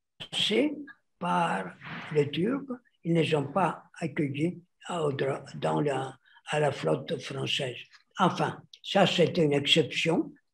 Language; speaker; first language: French; non-native, fluent; Greek